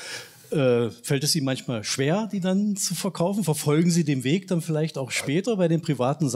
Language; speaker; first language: German; native; German